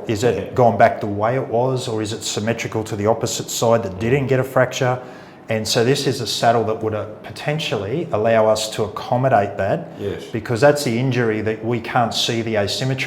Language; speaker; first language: English; native; English